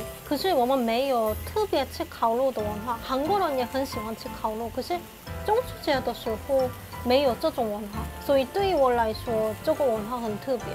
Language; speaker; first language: Chinese; non-native, fluent; Korean